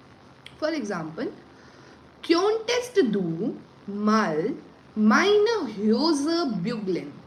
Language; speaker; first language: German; non-native, learner; Hindi